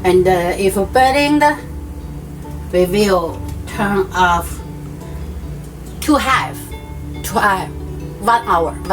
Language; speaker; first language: English; non-native, learner; Chinese